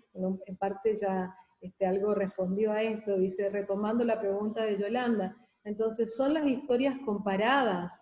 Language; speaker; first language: Spanish; native; Spanish